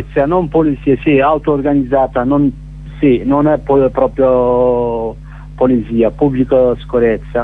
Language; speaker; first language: Italian; non-native, learner; Kurdish